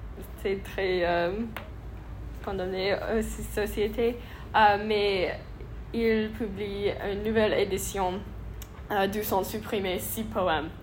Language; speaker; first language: French; non-native, learner; English